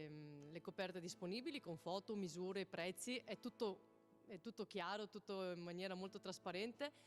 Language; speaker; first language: Italian; native; Italian